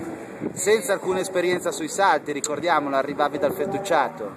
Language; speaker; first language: Italian; native; Italian